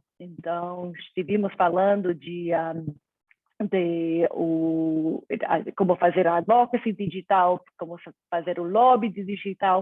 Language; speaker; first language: Portuguese; non-native, fluent; Spanish